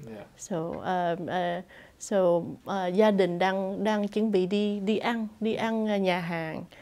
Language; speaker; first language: Vietnamese; early bilingual, heritage; Vietnamese